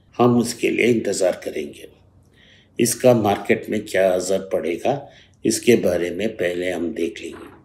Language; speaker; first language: Hindi; non-native, local second language; Tamil